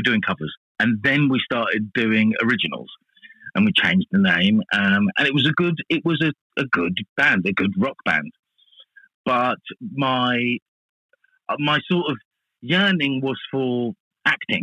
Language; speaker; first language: English; native; English